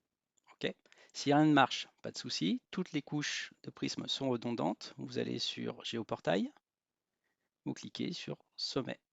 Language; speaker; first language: French; native; French